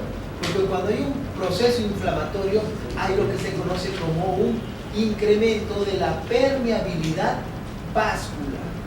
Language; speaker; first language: Spanish; native; Spanish